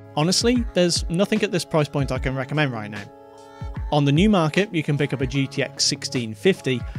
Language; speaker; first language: English; native; English